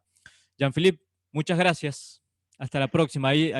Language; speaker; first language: Spanish; native; Spanish